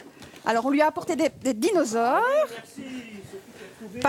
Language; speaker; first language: French; native; French